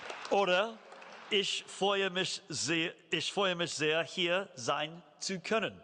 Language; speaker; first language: German; non-native, fluent; English